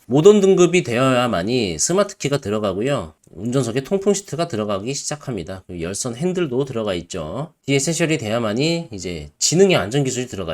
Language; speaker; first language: Korean; native; Korean